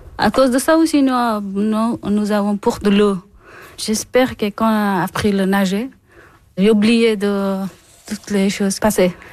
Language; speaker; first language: French; non-native, learner; Persian